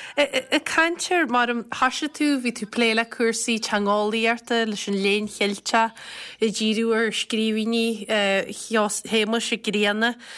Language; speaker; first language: Irish; native; Irish